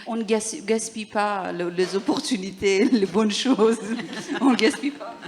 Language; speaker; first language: French; non-native, learner; Persian